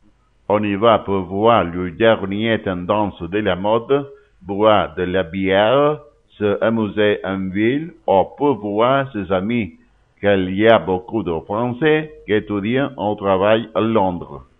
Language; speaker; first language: French; non-native, learner; Spanish